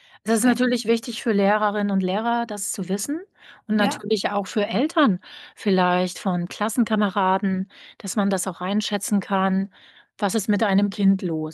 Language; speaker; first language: German; native; German